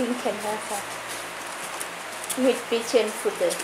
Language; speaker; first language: German; non-native, learner; Thai